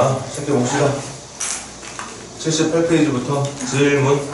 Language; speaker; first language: Korean; native; Korean